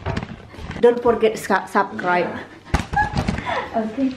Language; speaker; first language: English; non-native, learner; Indonesian